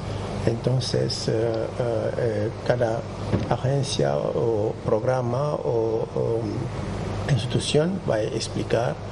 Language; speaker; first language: Spanish; non-native, fluent; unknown